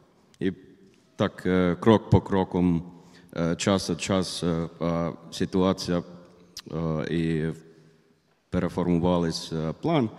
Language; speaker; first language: Ukrainian; non-native, learner; Finnish